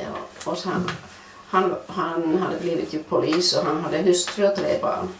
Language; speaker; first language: Swedish; non-native, fluent; Finnish